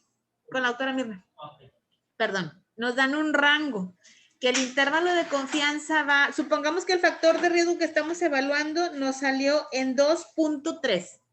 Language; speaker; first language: Spanish; native; Spanish